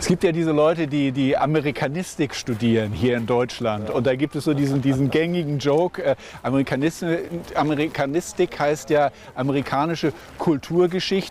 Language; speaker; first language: German; native; German